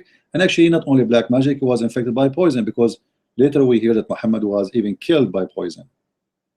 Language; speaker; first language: English; non-native, fluent; Arabic